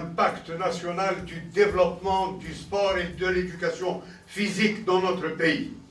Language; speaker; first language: French; non-native, local second language; Arabic